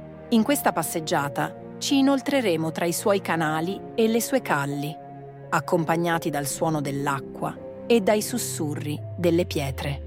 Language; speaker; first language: Italian; native; Italian